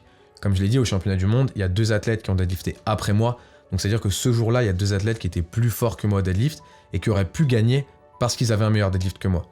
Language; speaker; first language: French; native; French